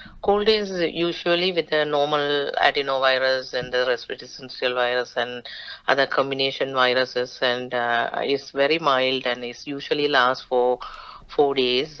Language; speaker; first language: English; non-native, local second language; Tamil